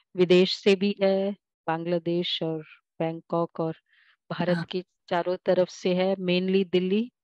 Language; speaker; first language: English; non-native, local second language; Hindi